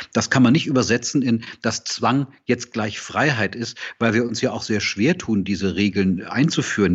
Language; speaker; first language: German; native; German